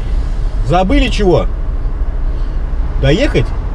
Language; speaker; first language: Russian; native; Russian